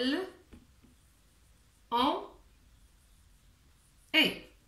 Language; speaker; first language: French; non-native, local second language; Arabic